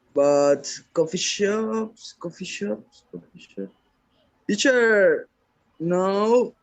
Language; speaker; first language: English; non-native, learner; Spanish